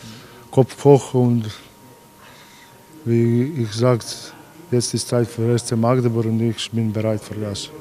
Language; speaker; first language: German; non-native, learner; Croatian